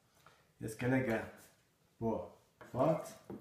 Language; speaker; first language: Swedish; non-native, learner; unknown